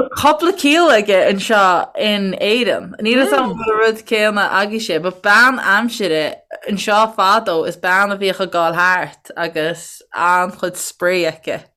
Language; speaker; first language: Irish; native; Irish